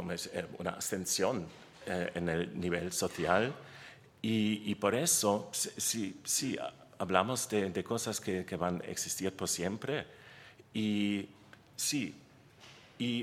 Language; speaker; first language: Spanish; non-native, learner; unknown